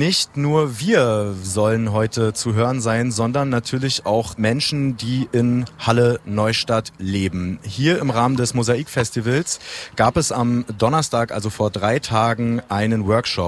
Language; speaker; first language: German; native; German